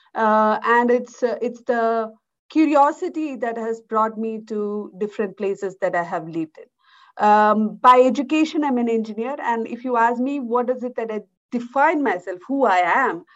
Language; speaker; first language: English; non-native, local second language; Malayalam